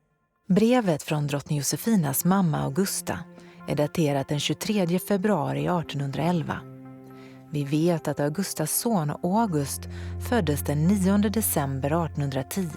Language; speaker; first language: Swedish; native; Swedish